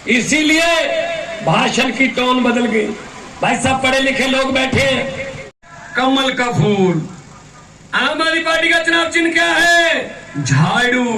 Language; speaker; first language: Hindi; non-native, local second language; Punjabi